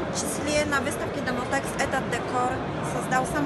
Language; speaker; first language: Russian; native; Russian